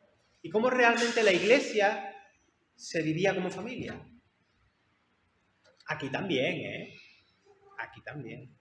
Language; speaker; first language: Spanish; native; Spanish